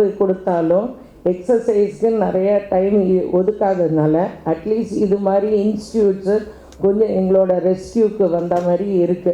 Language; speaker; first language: Tamil; native; Tamil